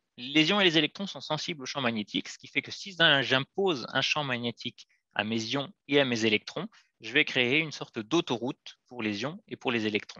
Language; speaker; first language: French; native; French